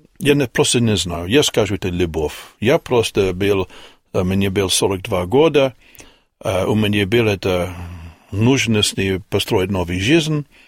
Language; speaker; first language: Russian; non-native, learner; English